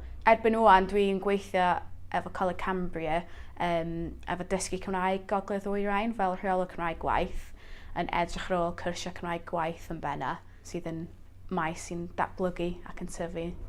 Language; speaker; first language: Welsh; non-native, local second language; English